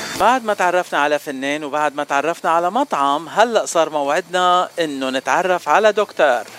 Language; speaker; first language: Arabic; native; Arabic